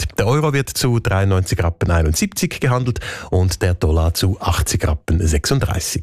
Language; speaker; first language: German; native; German